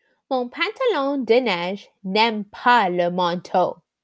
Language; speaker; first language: French; non-native, learner; English